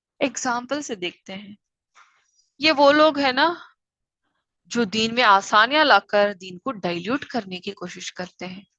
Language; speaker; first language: Urdu; native; Urdu